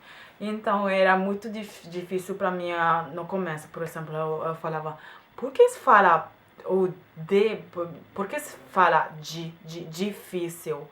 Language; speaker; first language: Portuguese; non-native, fluent; German